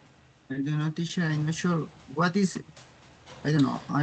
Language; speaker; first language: English; non-native, learner; Spanish